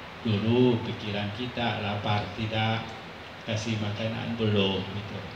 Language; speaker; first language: Indonesian; non-native, fluent; Thai